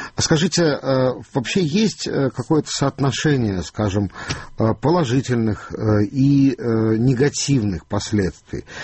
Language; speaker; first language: Russian; native; Russian